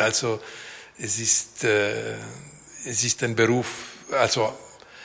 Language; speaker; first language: German; non-native, local second language; French